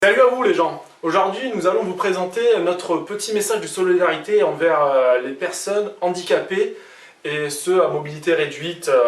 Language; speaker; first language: French; native; French